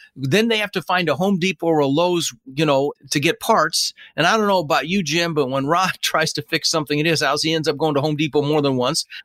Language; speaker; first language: English; early bilingual, other home language; Dutch